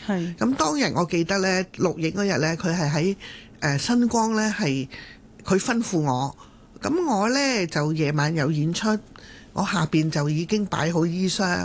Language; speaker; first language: Cantonese; native; Cantonese